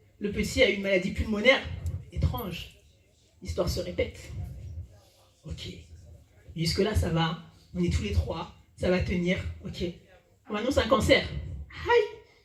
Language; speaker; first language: French; early bilingual, other home language; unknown